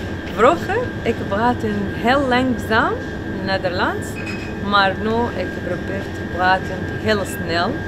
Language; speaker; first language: Dutch; early bilingual, other home language; Arabic